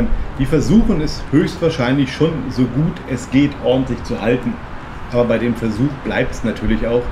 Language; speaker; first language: German; native; German